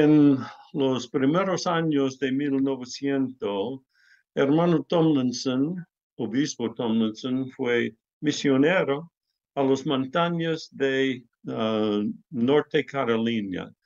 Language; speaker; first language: Spanish; non-native, learner; English